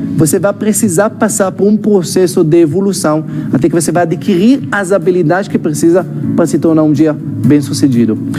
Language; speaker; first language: Portuguese; non-native, fluent; Hebrew